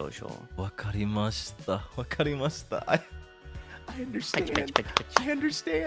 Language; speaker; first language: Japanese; non-native, learner; English